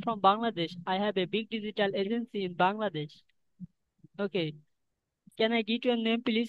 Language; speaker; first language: English; non-native, learner; Bangla